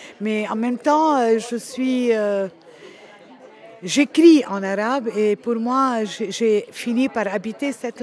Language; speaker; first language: French; non-native, local second language; Arabic